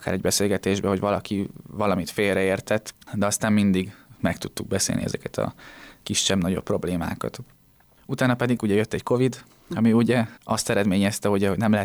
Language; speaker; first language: Hungarian; native; Hungarian